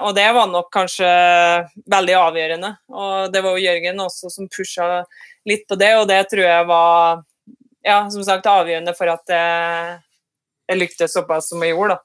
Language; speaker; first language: Norwegian; native; Norwegian